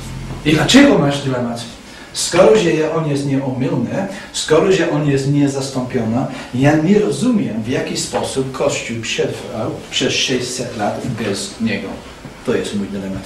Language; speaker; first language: Polish; non-native, fluent; English